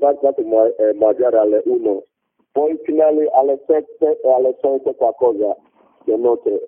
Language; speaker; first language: Italian; non-native, learner; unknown